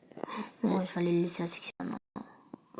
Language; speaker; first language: French; native; French